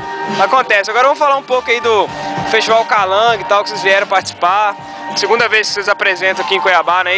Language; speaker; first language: Portuguese; native; Portuguese